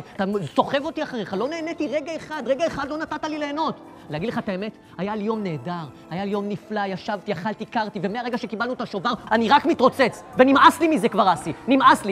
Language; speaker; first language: Hebrew; native; Hebrew